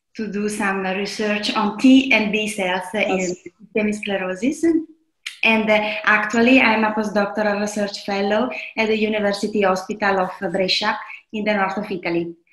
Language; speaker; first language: English; non-native, fluent; Italian